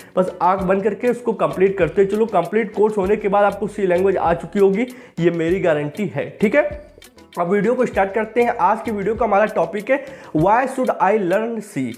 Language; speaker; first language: Hindi; native; Hindi